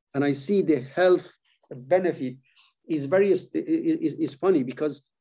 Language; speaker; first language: English; non-native, fluent; Persian